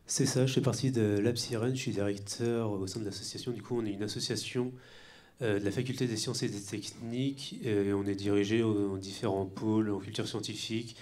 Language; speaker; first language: French; native; French